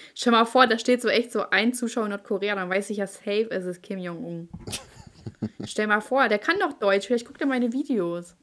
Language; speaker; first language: German; early bilingual, other home language; Ukrainian